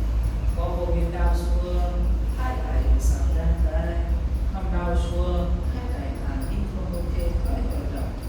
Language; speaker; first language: Vietnamese; non-native, learner; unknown